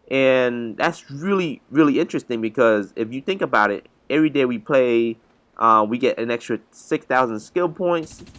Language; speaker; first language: English; native; English